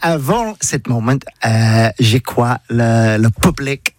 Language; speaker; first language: French; non-native, learner; English